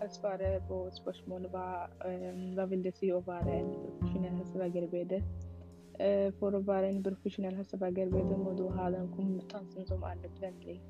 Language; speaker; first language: Norwegian; non-native, learner; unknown